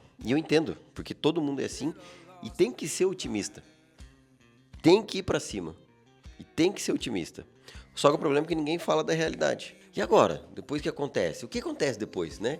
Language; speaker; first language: Portuguese; native; Portuguese